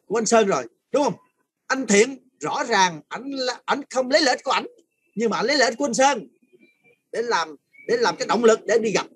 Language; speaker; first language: Vietnamese; early bilingual, other home language; French